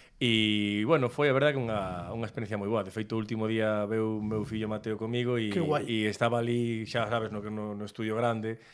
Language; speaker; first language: Galician; native; Galician